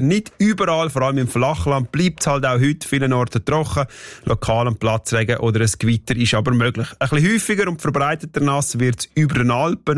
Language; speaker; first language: German; native; German